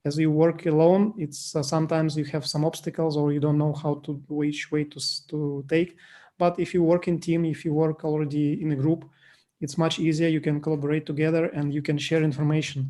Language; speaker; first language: English; non-native, fluent; Russian